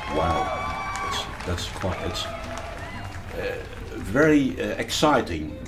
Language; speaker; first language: English; non-native, fluent; Dutch